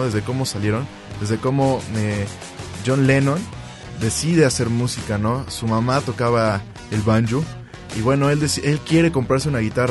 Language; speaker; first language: Spanish; native; Spanish